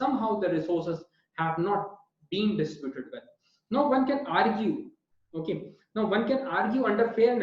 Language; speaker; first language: English; non-native, local second language; Hindi